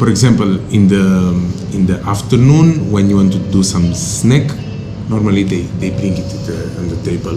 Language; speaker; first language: English; non-native, local second language; Kabuverdianu